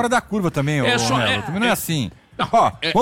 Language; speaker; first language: Portuguese; native; Portuguese